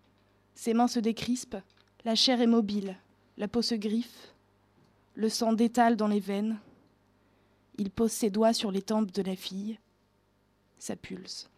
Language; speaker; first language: French; native; French